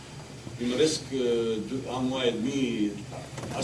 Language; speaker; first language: French; non-native, learner; Bosnian